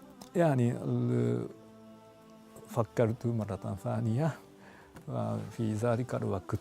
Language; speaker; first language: Arabic; non-native, fluent; Japanese